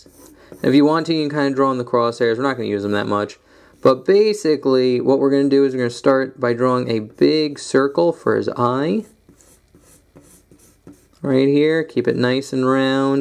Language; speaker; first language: English; native; English